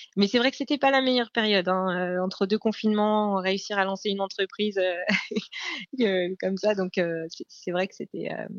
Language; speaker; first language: French; native; French